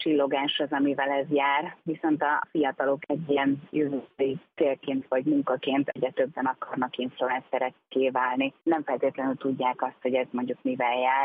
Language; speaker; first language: Hungarian; native; Hungarian